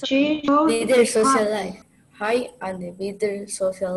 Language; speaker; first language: English; non-native, learner; Spanish